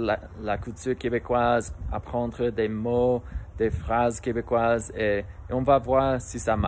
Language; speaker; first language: French; non-native, fluent; English